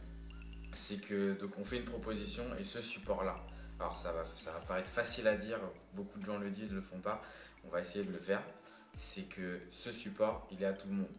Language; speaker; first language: French; native; French